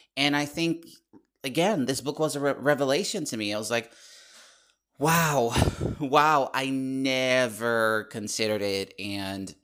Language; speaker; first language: English; non-native, fluent; Dutch